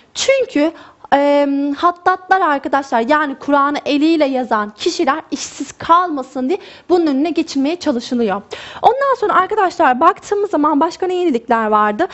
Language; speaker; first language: Turkish; native; Turkish